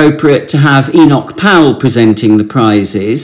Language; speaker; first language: English; native; English